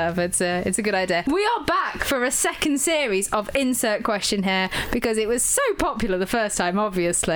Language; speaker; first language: English; native; English